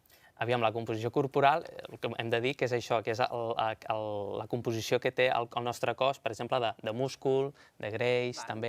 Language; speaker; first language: Catalan; native; Catalan